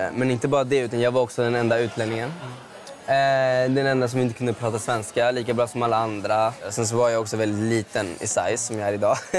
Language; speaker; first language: Swedish; early bilingual, other home language; Spanish